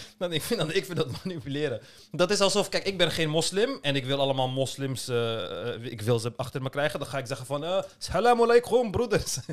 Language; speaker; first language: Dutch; early bilingual, other home language; Turkish